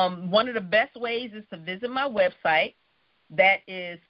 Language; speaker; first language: English; native; English